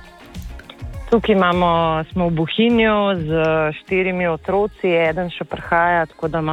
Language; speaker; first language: Slovenian; native; Slovenian